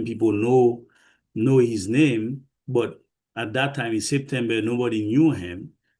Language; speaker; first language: English; non-native, fluent; Haitian Creole